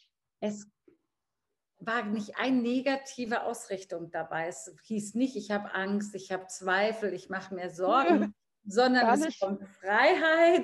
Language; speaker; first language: German; native; German